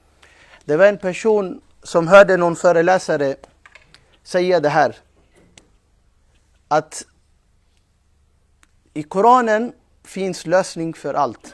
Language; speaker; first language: Swedish; non-native, fluent; Urdu